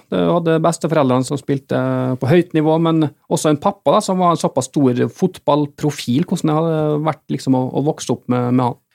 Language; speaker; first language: Norwegian; native; Norwegian